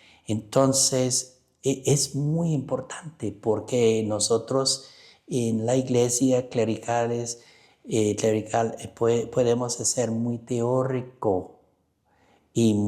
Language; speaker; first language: Spanish; non-native, fluent; English